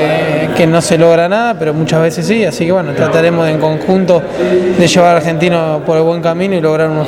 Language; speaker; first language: Spanish; native; Spanish